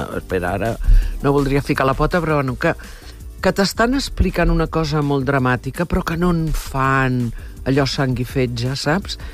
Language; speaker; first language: Catalan; early bilingual, heritage; Catalan